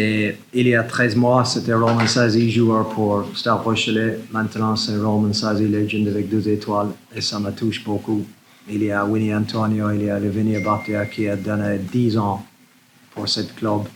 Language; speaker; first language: French; non-native, learner; English